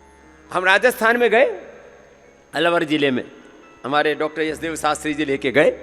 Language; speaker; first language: Hindi; native; Hindi